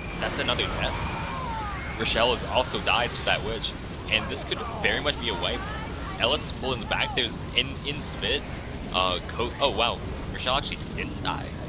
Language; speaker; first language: English; native; English